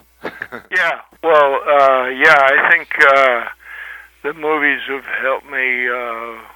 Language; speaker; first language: English; early bilingual, other home language; Spanish